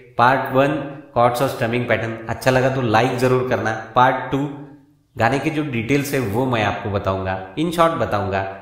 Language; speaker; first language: Hindi; non-native, local second language; Marathi